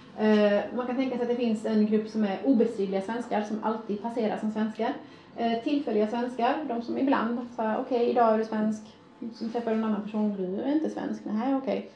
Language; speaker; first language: Swedish; early bilingual, other home language; Persian